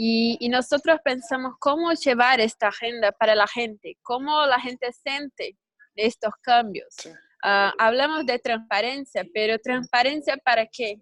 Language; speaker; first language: Spanish; non-native, learner; Portuguese